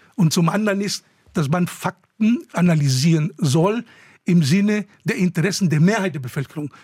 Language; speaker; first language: German; non-native, fluent; Spanish